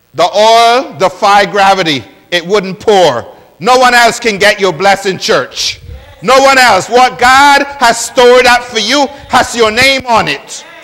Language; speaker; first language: English; non-native, fluent; Spanish